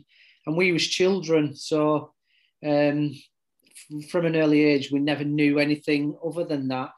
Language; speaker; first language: English; native; English